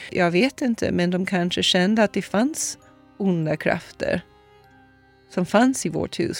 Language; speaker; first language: Swedish; non-native, fluent; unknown